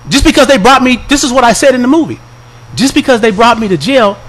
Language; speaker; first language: English; native; English